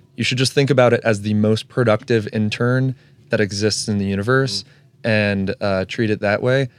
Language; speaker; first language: English; native; English